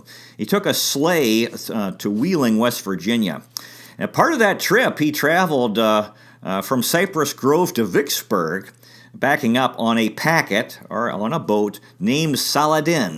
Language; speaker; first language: English; native; English